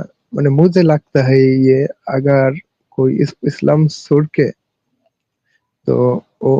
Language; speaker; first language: Hindi; non-native, learner; Bangla